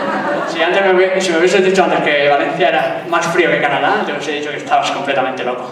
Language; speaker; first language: Spanish; native; Spanish